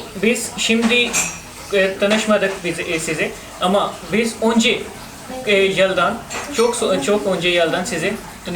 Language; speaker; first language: Turkish; non-native, learner; Urdu